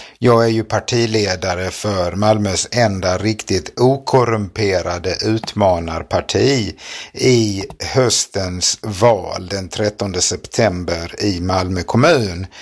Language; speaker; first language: Swedish; native; Swedish